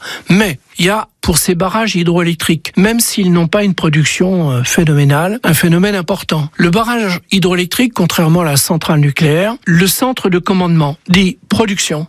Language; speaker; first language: French; native; French